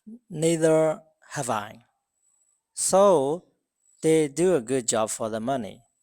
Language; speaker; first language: English; non-native, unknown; Burmese